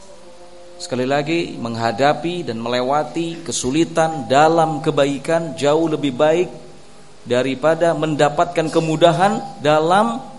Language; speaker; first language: Indonesian; native; Indonesian